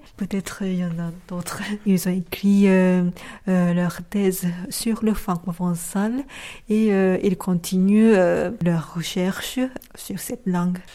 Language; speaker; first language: French; non-native, fluent; Japanese